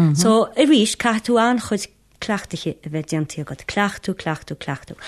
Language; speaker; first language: Irish; native; Irish